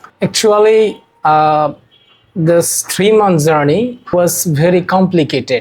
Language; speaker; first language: English; non-native, learner; Bangla